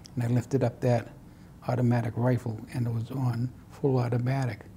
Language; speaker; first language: English; native; English